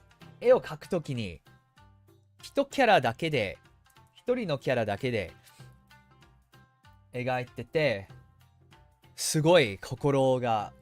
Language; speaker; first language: Japanese; non-native, fluent; English